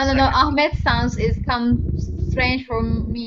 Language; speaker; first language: English; non-native, learner; Turkish